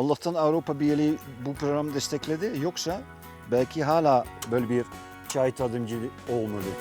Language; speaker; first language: Turkish; non-native, fluent; Dutch